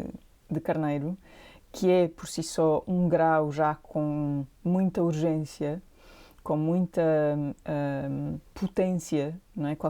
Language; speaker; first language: Portuguese; native; Portuguese